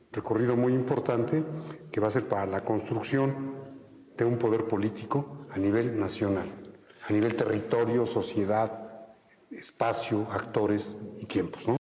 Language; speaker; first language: Spanish; native; Spanish